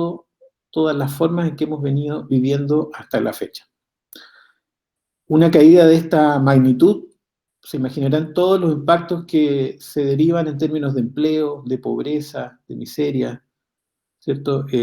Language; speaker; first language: Spanish; native; Spanish